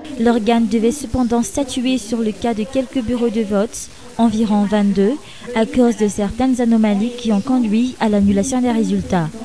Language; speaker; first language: French; non-native, local second language; Malagasy